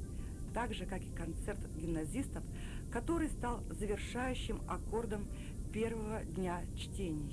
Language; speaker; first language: Russian; native; Russian